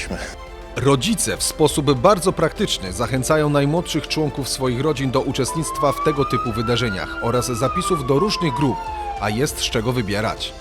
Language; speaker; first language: Polish; native; Polish